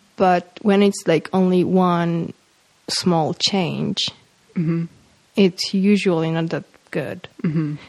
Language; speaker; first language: English; non-native, fluent; Polish